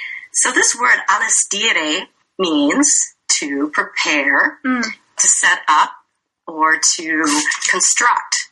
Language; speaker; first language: English; native; English